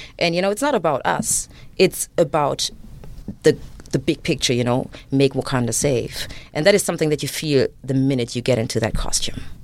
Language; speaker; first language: English; non-native, fluent; German